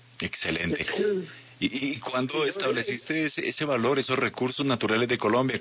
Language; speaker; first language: Spanish; native; Spanish